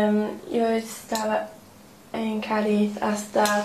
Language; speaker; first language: Spanish; non-native, learner; English